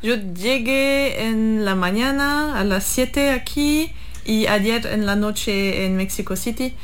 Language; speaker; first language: Spanish; non-native, learner; English